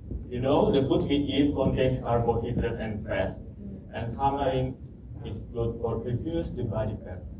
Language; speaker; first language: English; non-native, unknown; Indonesian